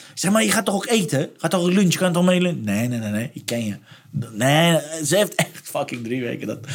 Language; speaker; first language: Dutch; non-native, fluent; Persian